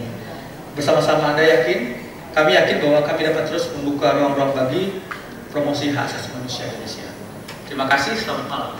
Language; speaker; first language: Indonesian; native; Indonesian